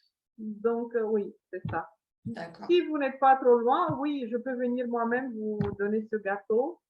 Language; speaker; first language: French; non-native, fluent; Romanian